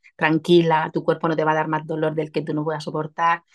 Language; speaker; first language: Spanish; native; Spanish